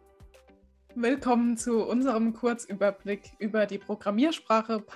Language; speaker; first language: German; native; German